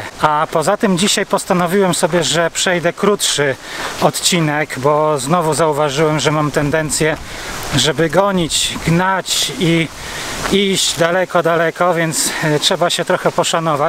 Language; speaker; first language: Polish; native; Polish